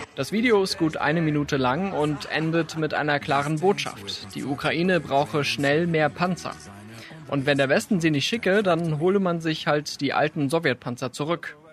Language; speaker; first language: German; native; German